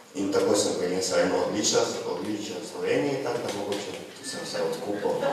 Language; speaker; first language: Slovenian; non-native, fluent; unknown